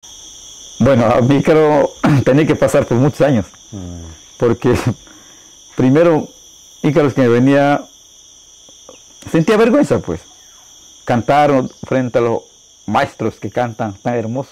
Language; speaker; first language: Spanish; non-native, local second language; Shipibo-Conibo